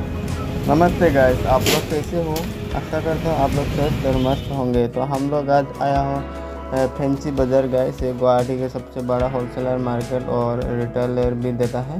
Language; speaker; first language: Hindi; non-native, local second language; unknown